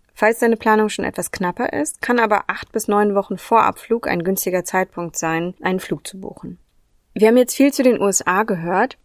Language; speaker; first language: German; native; German